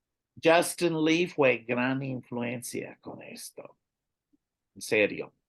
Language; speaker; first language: Spanish; non-native, learner; English